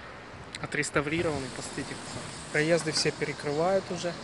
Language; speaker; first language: Russian; native; Russian